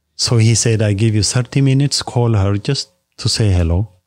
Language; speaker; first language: English; non-native, fluent; Amharic